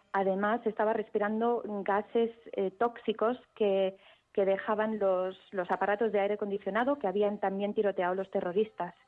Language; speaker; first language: Spanish; early bilingual, heritage; Spanish